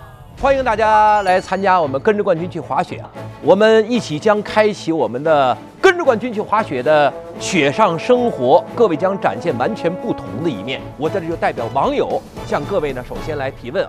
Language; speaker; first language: Chinese; native; Chinese